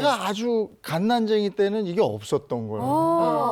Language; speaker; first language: Korean; native; Korean